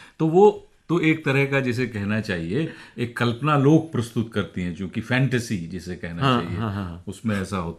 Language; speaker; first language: Hindi; native; Hindi